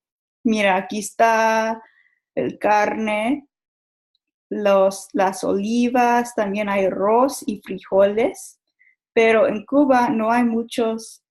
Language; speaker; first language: Spanish; non-native, learner; English